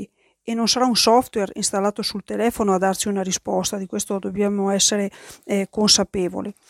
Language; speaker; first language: Italian; native; Italian